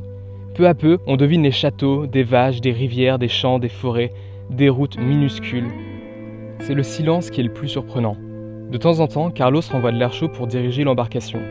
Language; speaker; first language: French; native; French